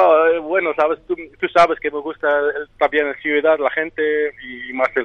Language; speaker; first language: Spanish; non-native, fluent; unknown